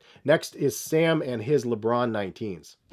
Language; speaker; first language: English; native; English